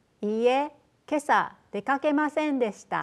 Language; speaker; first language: Japanese; non-native, fluent; Chinese